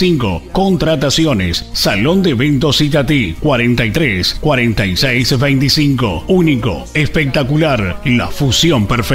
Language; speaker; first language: Spanish; native; Spanish